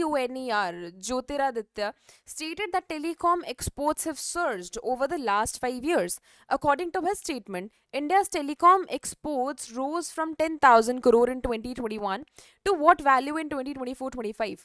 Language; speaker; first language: English; non-native, local second language; Hindi